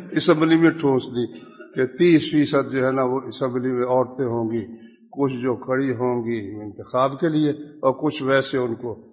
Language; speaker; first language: Urdu; non-native, local second language; Punjabi